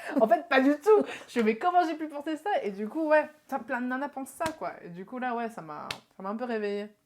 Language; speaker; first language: French; early bilingual, other home language; Japanese